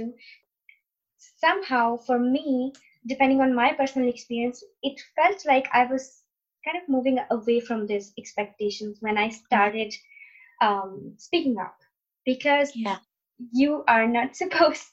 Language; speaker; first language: English; non-native, local second language; Urdu